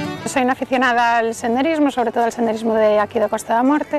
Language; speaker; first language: Spanish; native; Spanish